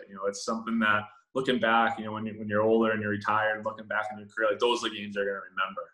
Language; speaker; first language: English; native; English